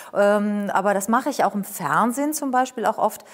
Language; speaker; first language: German; native; German